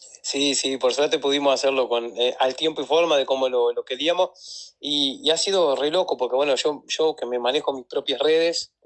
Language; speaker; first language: Spanish; native; Spanish